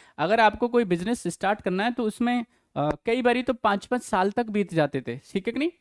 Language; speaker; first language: Hindi; native; Hindi